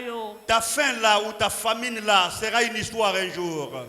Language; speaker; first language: French; non-native, local second language; Lingala